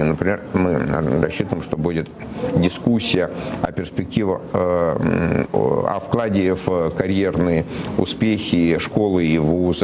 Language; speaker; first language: Russian; native; Russian